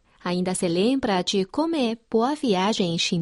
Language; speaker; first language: Portuguese; non-native, fluent; Chinese